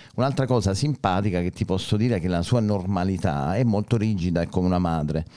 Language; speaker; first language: Italian; native; Italian